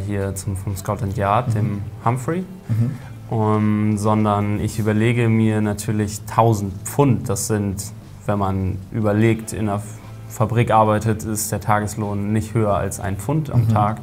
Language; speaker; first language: German; native; German